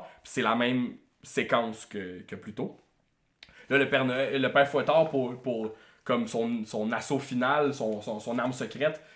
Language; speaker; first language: French; native; French